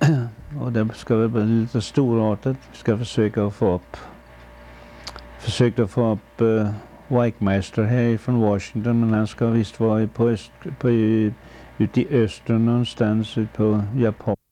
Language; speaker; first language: Swedish; early bilingual, heritage; Swedish